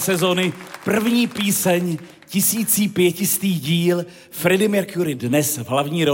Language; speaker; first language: Czech; native; Czech